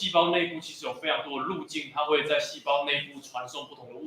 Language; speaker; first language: Chinese; native; Chinese